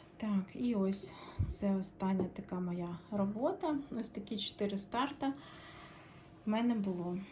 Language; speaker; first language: Ukrainian; non-native, local second language; Russian